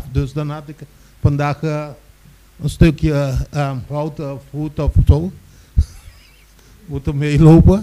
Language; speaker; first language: Dutch; non-native, local second language; Papiamento